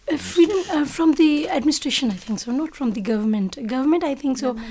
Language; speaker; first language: English; non-native, local second language; Urdu